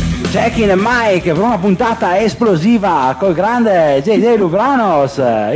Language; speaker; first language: Italian; native; Italian